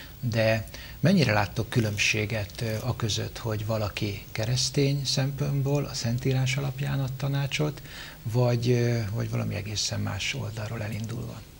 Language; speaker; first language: Hungarian; native; Hungarian